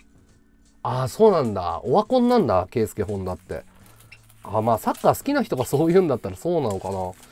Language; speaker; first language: Japanese; native; Japanese